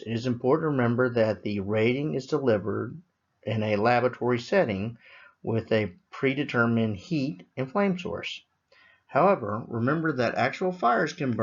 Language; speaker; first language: English; native; English